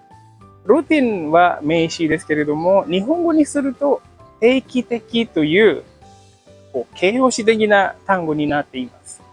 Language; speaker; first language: Japanese; non-native, fluent; Indonesian